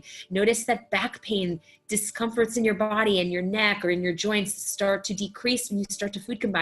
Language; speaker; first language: English; native; English